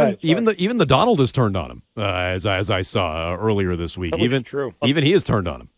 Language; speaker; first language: English; native; English